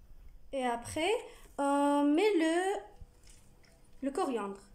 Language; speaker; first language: French; non-native, learner; Arabic